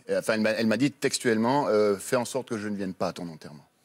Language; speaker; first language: French; native; French